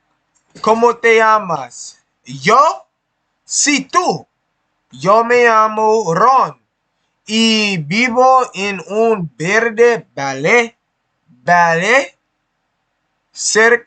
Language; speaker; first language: Spanish; non-native, learner; English